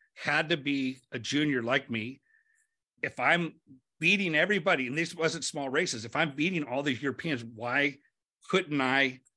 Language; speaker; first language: English; native; English